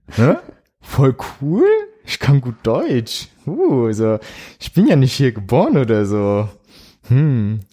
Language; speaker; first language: German; early bilingual, other home language; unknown